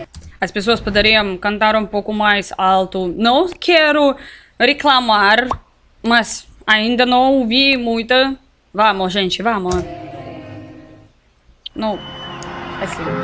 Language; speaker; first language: Portuguese; non-native, learner; Russian